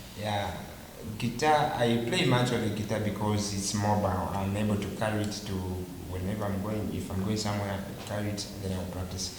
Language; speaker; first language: English; non-native, local second language; Bemba